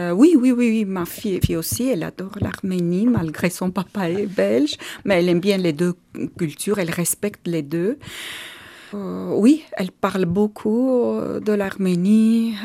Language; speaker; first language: French; non-native, fluent; Armenian